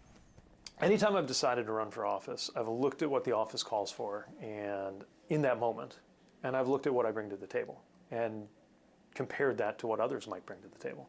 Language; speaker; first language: English; native; English